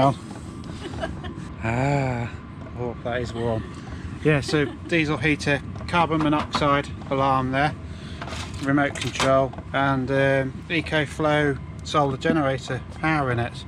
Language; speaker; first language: English; native; English